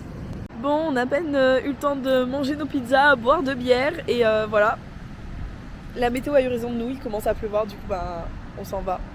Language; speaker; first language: French; native; French